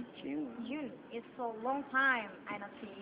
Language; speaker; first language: English; non-native, learner; Indonesian